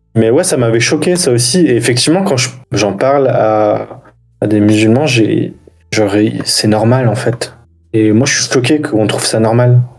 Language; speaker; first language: French; native; French